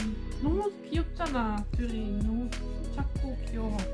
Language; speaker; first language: Korean; non-native, fluent; Dutch